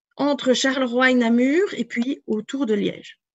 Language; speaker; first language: French; native; French